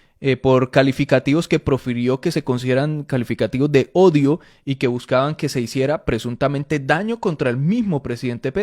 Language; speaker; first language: Spanish; native; Spanish